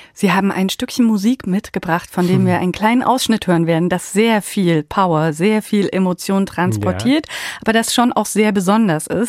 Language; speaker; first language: German; native; German